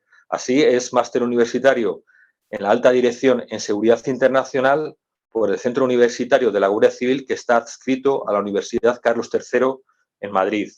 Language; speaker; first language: Spanish; native; Spanish